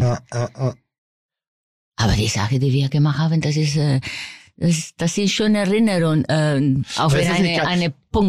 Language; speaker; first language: German; non-native, fluent; Spanish